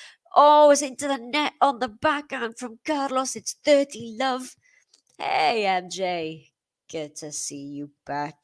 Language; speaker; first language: English; native; English